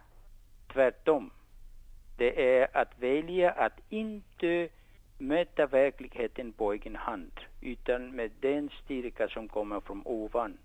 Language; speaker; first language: Swedish; non-native, fluent; Spanish